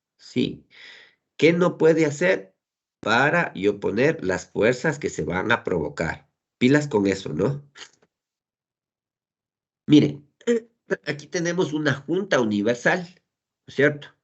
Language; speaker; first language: Spanish; native; Spanish